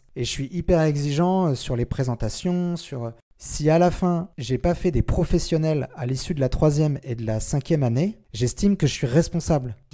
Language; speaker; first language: French; native; French